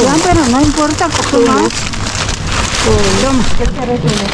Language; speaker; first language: Spanish; native; Spanish